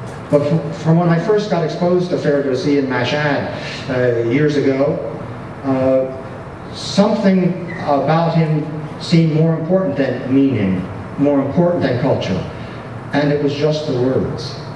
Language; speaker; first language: English; native; English